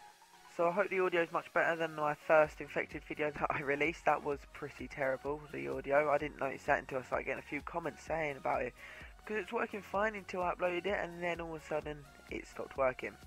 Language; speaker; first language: English; native; English